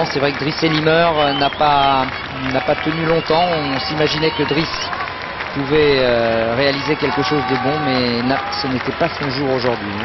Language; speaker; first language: French; native; French